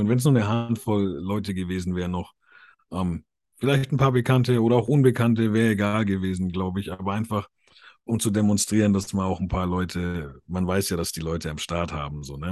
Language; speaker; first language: German; native; German